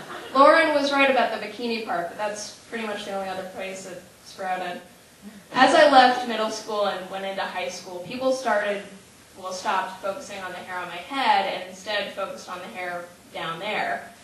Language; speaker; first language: English; native; English